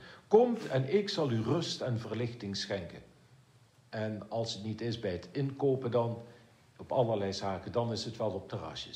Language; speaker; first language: Dutch; native; Dutch